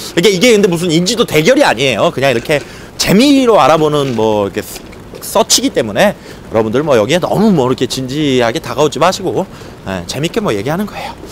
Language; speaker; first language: Korean; native; Korean